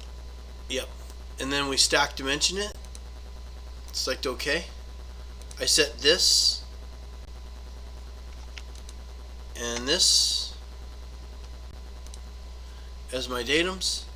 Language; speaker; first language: English; native; English